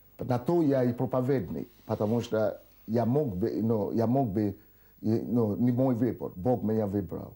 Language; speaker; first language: Russian; non-native, fluent; Yoruba